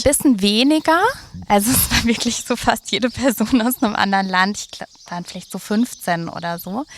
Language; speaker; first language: German; native; German